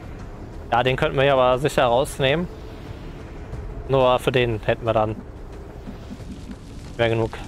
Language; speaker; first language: German; native; German